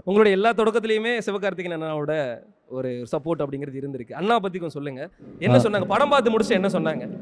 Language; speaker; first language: Tamil; native; Tamil